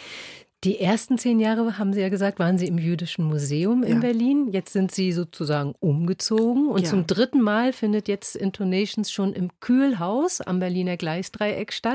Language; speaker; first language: German; native; German